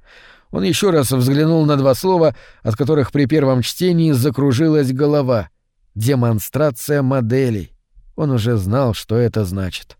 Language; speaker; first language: Russian; native; Russian